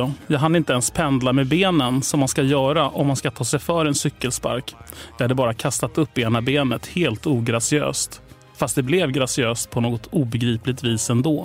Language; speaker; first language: Swedish; native; Swedish